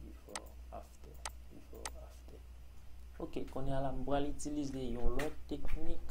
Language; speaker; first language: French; non-native, learner; Haitian Creole